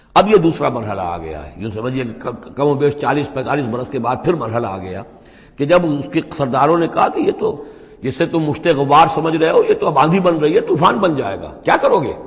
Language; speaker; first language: Urdu; native; Urdu